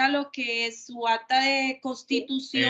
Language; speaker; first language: Spanish; native; Spanish